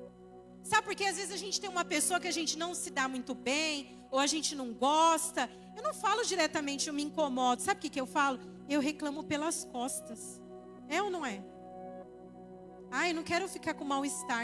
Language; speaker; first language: Portuguese; native; Portuguese